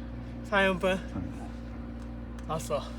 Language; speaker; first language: Japanese; native; Japanese